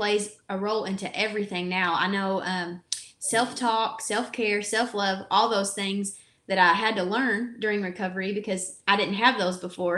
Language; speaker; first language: English; native; English